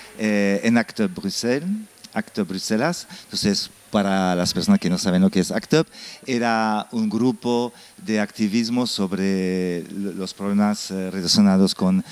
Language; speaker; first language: Spanish; non-native, fluent; French